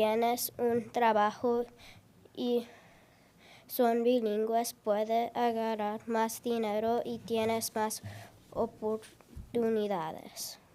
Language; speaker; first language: Spanish; non-native, learner; English